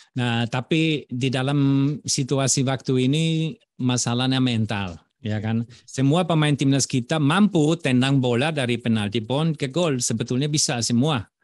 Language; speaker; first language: Indonesian; non-native, fluent; German